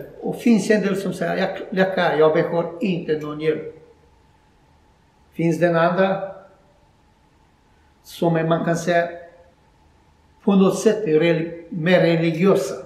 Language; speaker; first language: Swedish; non-native, fluent; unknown